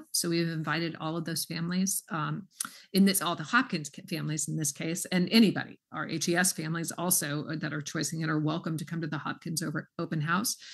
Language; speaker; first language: English; native; English